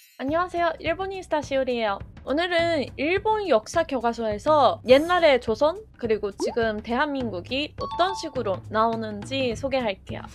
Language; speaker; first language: Korean; non-native, fluent; Japanese